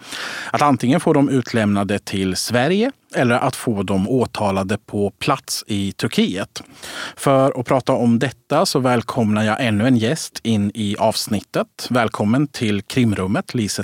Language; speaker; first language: Swedish; native; Swedish